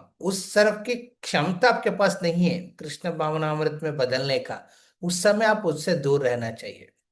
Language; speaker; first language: Hindi; non-native, local second language; Telugu